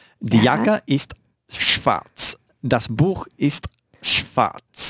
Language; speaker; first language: German; non-native, learner; Spanish